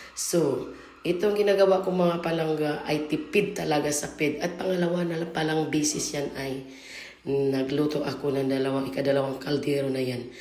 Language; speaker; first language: Filipino; non-native, local second language; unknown